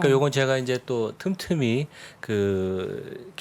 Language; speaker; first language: Korean; native; Korean